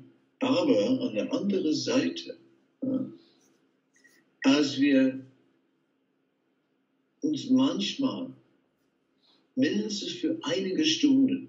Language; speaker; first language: German; non-native, fluent; Dutch